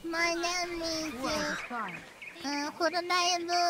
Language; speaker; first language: Japanese; native; Japanese